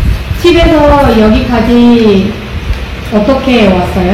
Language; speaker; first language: Korean; non-native, learner; Indonesian